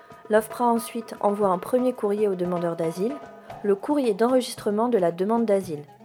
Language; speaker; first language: French; native; French